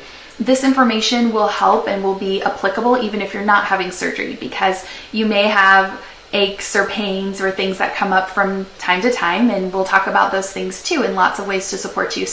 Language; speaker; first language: English; native; English